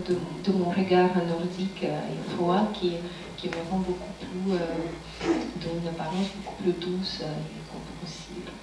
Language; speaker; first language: French; non-native, fluent; Russian